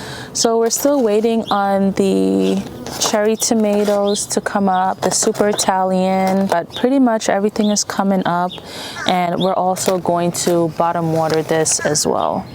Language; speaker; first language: English; native; English